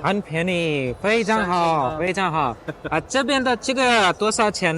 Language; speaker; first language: Chinese; non-native, learner; Hindi